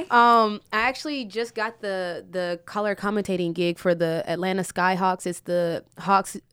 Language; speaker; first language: English; native; English